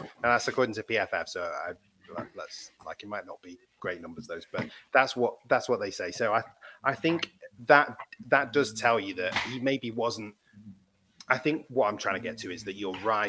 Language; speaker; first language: English; native; English